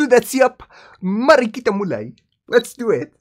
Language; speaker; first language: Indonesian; non-native, learner; English